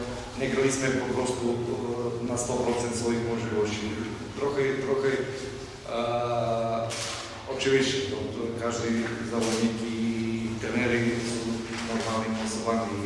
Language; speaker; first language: Polish; non-native, fluent; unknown